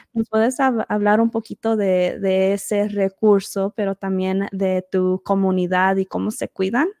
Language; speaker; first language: Spanish; early bilingual, heritage; Spanish